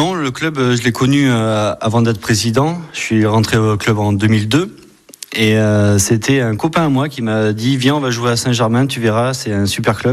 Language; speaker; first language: French; native; French